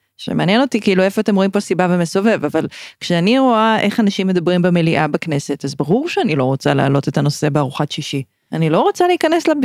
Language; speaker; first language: Hebrew; native; Hebrew